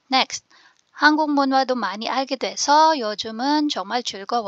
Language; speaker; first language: Korean; non-native, fluent; Filipino